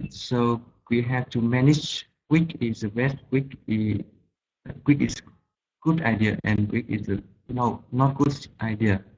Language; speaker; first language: English; non-native, learner; Vietnamese